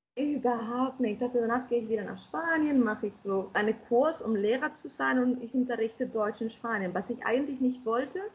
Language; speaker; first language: German; non-native, fluent; Spanish